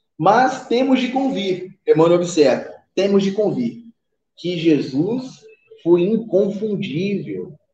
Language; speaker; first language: Portuguese; native; Portuguese